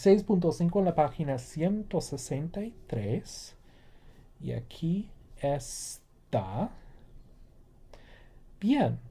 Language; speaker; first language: Spanish; non-native, fluent; English